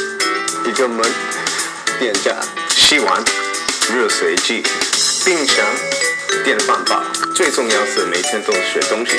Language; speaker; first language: Chinese; non-native, learner; English